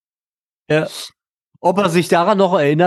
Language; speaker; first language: German; native; German